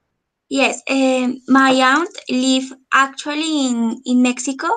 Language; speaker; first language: English; non-native, learner; Spanish